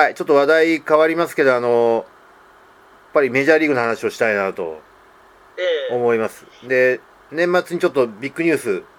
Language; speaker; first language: Japanese; native; Japanese